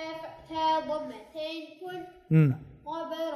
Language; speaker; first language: Arabic; non-native, learner; Uzbek